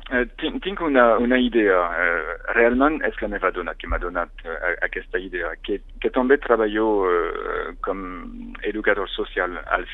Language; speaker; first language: Catalan; non-native, fluent; French